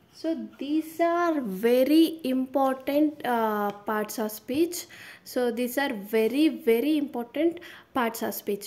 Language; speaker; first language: English; non-native, local second language; Kannada